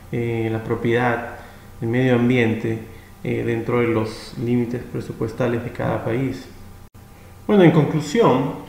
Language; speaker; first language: Spanish; native; Spanish